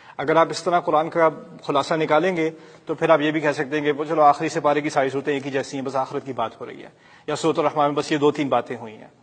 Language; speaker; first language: Urdu; early bilingual, heritage; Urdu